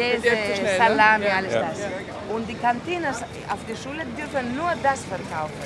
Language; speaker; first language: German; non-native, fluent; Greek